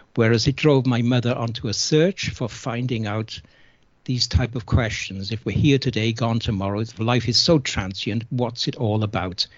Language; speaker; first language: English; native; English